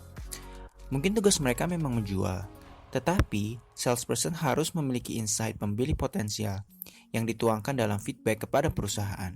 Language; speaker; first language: Indonesian; native; Indonesian